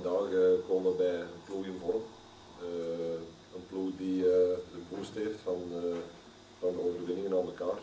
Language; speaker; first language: Dutch; native; Dutch